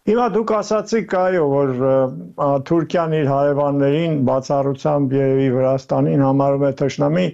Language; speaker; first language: Armenian; native; Armenian